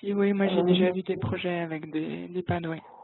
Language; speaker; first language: French; native; French